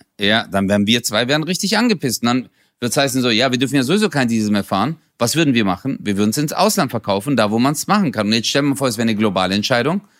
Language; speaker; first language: German; early bilingual, other home language; Turkish